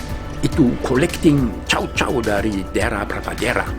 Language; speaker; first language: Indonesian; non-native, fluent; German